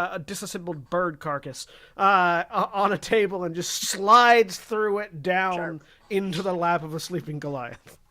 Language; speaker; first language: English; native; English